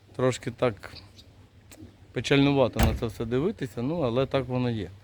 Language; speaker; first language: Ukrainian; native; Ukrainian